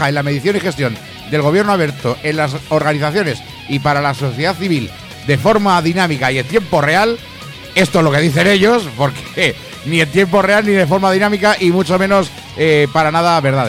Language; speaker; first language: Spanish; native; Spanish